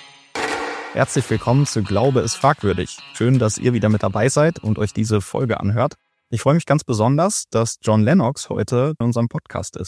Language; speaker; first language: German; native; German